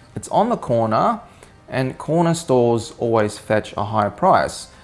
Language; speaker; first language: English; early bilingual, other home language; Vietnamese